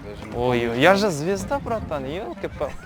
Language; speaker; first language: Russian; non-native, local second language; Kazakh